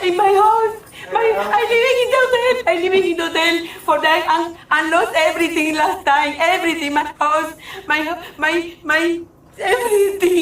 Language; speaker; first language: English; non-native, learner; Spanish